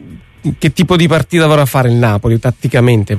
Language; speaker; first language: Italian; native; Italian